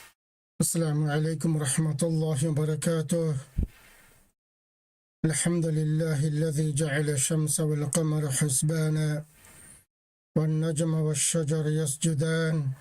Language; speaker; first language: Arabic; non-native, fluent; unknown